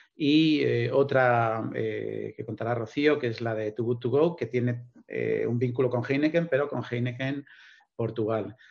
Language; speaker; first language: Spanish; native; Spanish